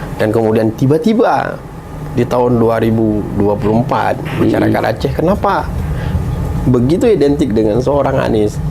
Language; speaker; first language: Indonesian; native; Indonesian